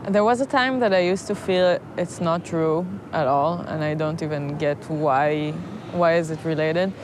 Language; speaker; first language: English; non-native, fluent; Hebrew